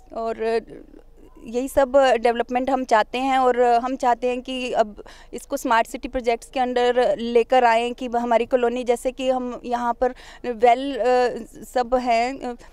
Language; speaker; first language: Hindi; non-native, local second language; Punjabi